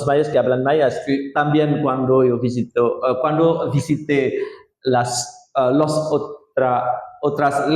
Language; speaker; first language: Spanish; non-native, learner; Indonesian